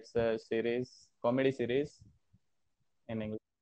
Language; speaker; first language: English; non-native, learner; Hindi